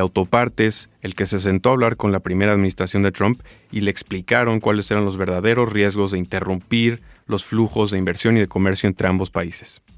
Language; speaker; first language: Spanish; native; Spanish